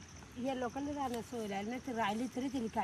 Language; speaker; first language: Marathi; native; Marathi